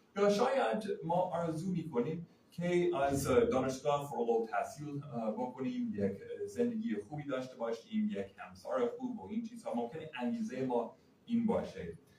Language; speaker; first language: Persian; non-native, fluent; English